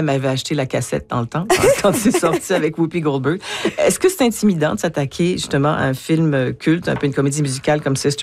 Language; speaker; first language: French; native; French